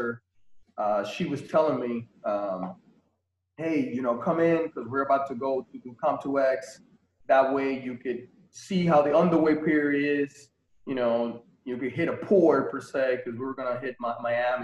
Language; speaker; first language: English; non-native, fluent; Spanish